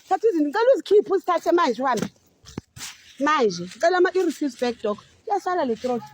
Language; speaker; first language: Zulu; native; Zulu